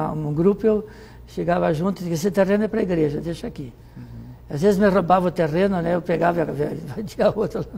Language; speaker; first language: Portuguese; native; Portuguese